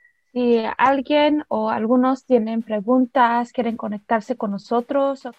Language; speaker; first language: Spanish; early bilingual, heritage; Spanish